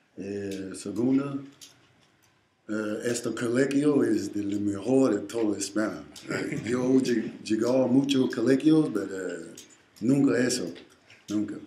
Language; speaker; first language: Spanish; non-native, learner; English